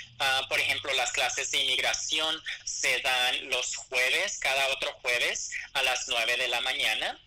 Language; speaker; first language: Spanish; early bilingual, other home language; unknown